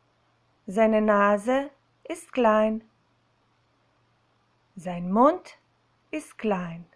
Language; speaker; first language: German; non-native, fluent; Slovenian